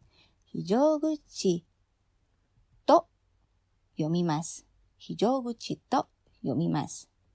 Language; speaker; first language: Japanese; non-native, fluent; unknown